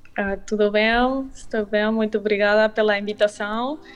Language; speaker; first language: Portuguese; non-native, learner; Spanish